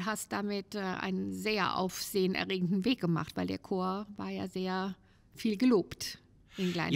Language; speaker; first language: German; native; German